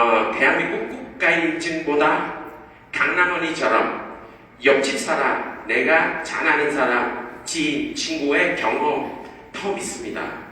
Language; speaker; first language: Korean; non-native, fluent; Vietnamese